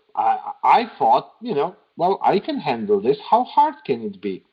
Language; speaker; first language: English; non-native, fluent; Slovenian